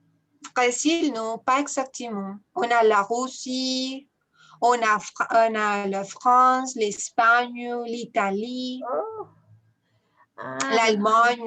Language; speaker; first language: French; non-native, fluent; Spanish